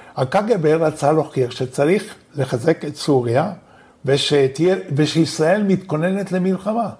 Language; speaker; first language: Hebrew; non-native, fluent; Spanish